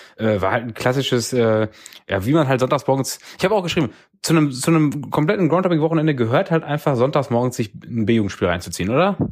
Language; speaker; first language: German; native; German